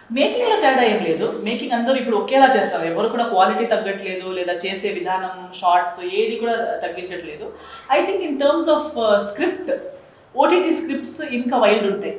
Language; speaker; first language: Telugu; non-native, fluent; Konkani